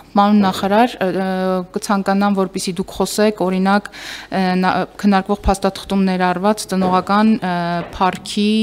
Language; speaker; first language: Armenian; native; Armenian